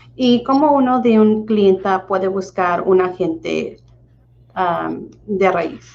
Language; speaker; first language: Spanish; early bilingual, heritage; Spanish